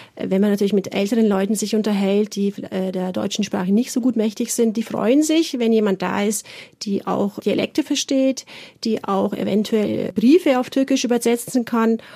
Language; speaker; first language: German; early bilingual, other home language; Turkish